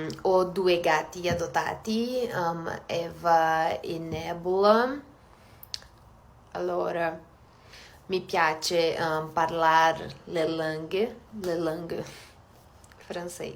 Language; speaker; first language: Italian; non-native, learner; Portuguese